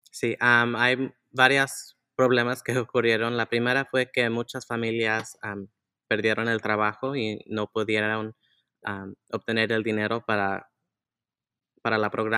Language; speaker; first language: Spanish; early bilingual, heritage; Spanish